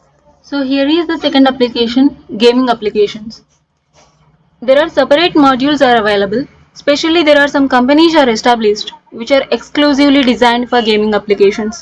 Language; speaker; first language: English; non-native, local second language; Telugu